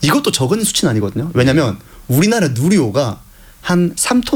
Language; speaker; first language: Korean; native; Korean